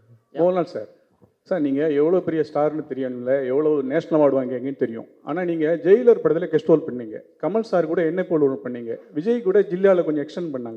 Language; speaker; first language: Tamil; native; Tamil